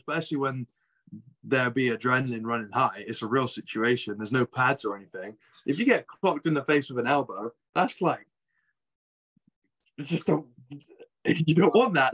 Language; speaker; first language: English; native; English